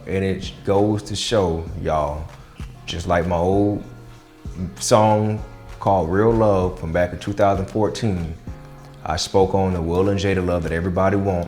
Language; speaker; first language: English; native; English